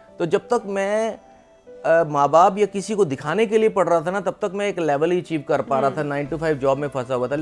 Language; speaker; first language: Hindi; non-native, local second language; Punjabi